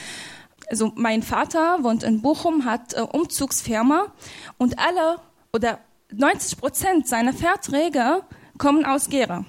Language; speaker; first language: German; non-native, fluent; Arabic